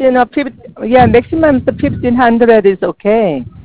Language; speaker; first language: English; non-native, learner; Korean